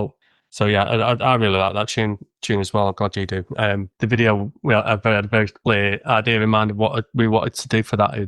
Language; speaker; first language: English; native; English